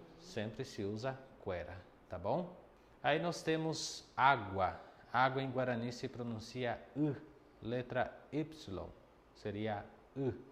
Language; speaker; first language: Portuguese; non-native, fluent; Guarani